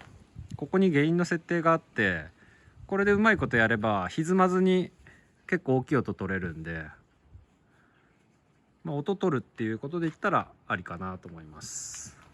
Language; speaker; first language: Japanese; native; Japanese